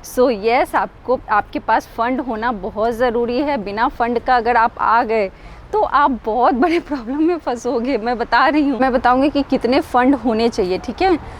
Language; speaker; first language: Hindi; native; Hindi